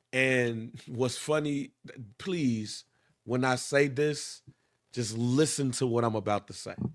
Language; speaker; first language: English; native; English